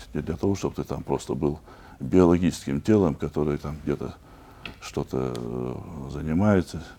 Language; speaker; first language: Russian; non-native, local second language; Chechen